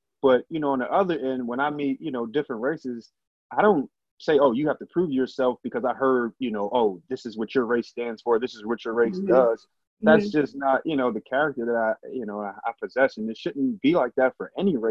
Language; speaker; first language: English; native; English